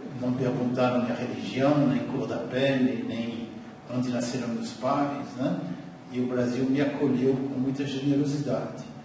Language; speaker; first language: Portuguese; early bilingual, other home language; French